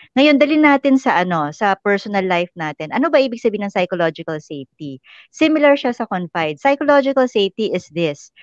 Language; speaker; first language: Filipino; native; Filipino